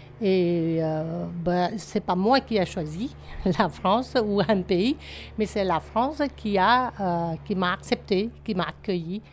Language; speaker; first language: French; non-native, fluent; Vietnamese